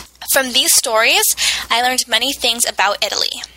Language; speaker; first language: English; native; English